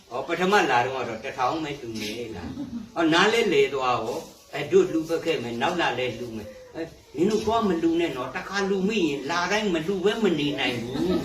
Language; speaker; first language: Burmese; native; Burmese